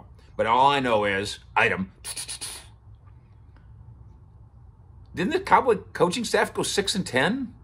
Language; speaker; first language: English; native; English